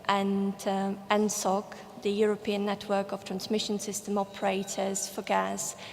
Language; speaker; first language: English; non-native, fluent; Czech